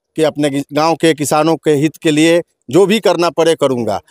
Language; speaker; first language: Hindi; native; Hindi